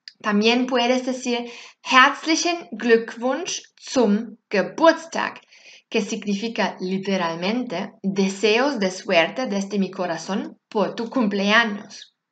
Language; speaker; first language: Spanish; non-native, fluent; German